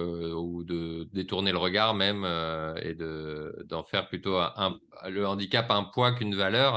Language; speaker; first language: French; native; French